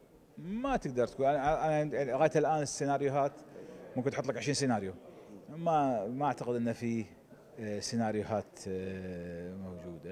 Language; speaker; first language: Arabic; native; Arabic